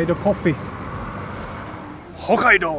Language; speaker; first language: Thai; non-native, learner; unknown